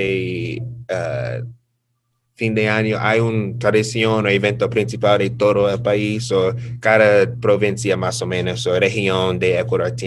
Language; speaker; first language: Spanish; non-native, learner; English